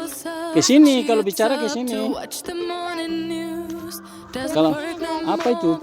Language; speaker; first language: Malay; native; Malay